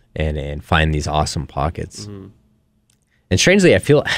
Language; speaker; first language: English; native; English